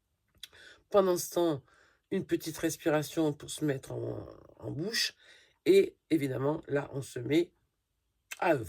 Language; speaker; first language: French; native; French